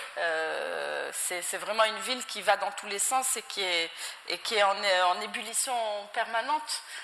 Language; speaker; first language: French; non-native, local second language; Arabic